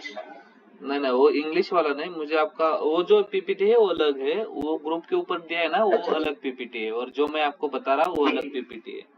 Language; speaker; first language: Hindi; non-native, local second language; Marathi